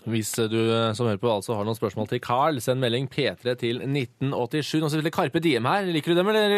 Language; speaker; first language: Norwegian; native; Norwegian